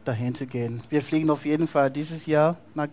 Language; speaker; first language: German; non-native, fluent; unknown